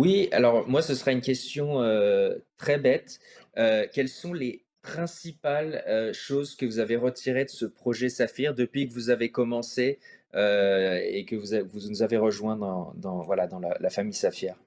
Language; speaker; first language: French; native; French